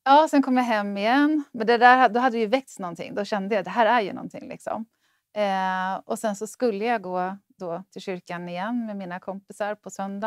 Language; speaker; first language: Swedish; native; Swedish